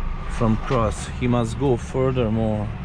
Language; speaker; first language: English; non-native, learner; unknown